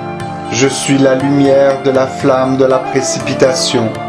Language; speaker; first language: French; native; French